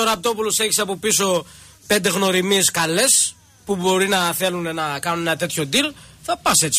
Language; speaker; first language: Greek; native; Greek